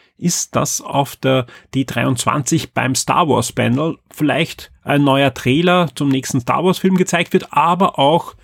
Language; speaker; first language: German; native; German